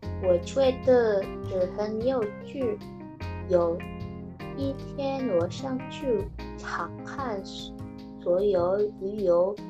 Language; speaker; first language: Chinese; non-native, learner; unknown